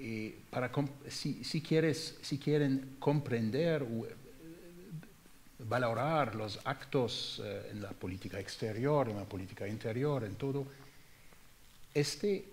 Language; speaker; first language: Spanish; non-native, fluent; German